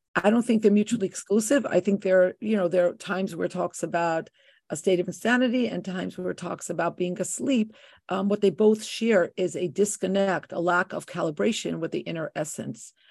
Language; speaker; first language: English; native; English